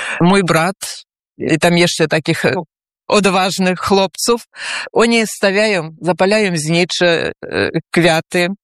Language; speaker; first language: Polish; early bilingual, heritage; Polish